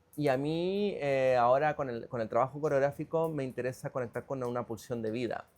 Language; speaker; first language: Spanish; native; Spanish